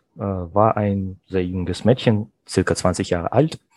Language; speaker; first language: German; non-native, fluent; Russian